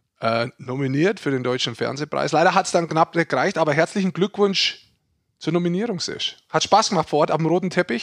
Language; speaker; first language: German; native; German